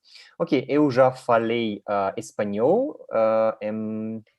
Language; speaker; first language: Portuguese; non-native, learner; Russian